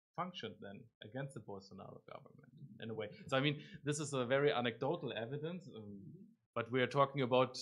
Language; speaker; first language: English; non-native, fluent; German